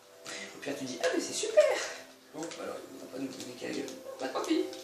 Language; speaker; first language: French; native; French